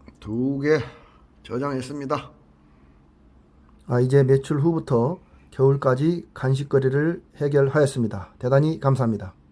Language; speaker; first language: Korean; native; Korean